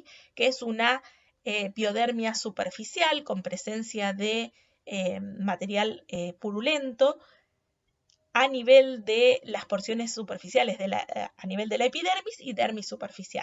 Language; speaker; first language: Spanish; native; Spanish